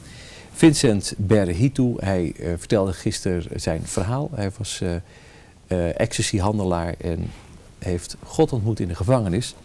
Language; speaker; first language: Dutch; native; Dutch